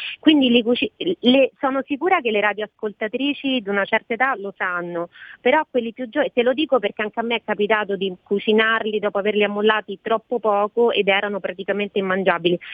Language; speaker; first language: Italian; native; Italian